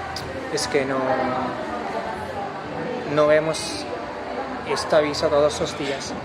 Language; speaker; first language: Spanish; non-native, fluent; Filipino